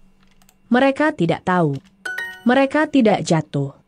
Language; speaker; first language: Indonesian; non-native, learner; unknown